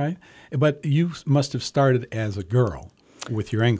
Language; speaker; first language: English; native; English